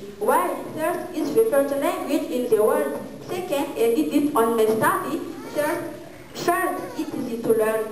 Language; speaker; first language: English; non-native, learner; Malagasy